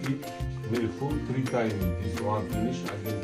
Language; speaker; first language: English; non-native, learner; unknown